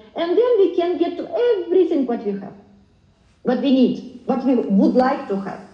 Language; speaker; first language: English; non-native, learner; Russian